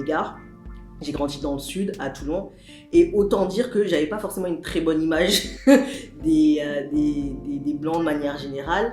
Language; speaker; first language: French; native; French